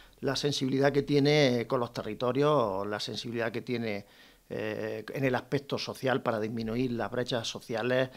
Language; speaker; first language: Spanish; native; Spanish